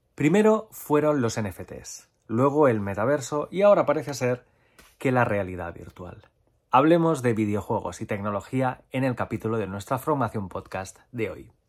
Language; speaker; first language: Spanish; native; Spanish